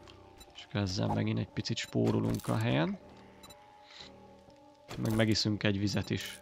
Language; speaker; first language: Hungarian; native; Hungarian